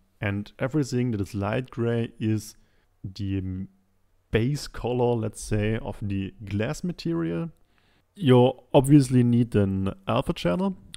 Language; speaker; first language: English; non-native, fluent; German